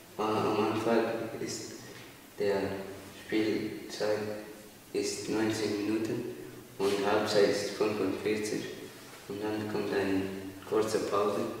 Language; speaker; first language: German; non-native, learner; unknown